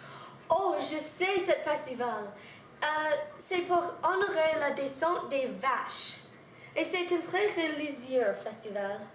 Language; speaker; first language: French; non-native, learner; English